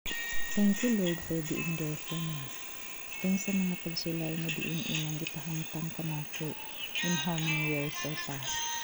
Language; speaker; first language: Cebuano; non-native, local second language; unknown